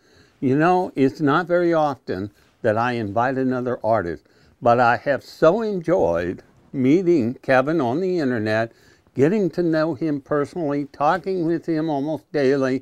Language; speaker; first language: English; native; English